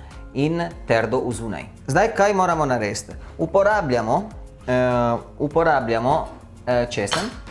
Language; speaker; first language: Slovenian; non-native, learner; Italian